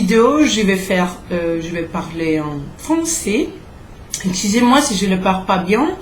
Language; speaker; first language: French; non-native, learner; Croatian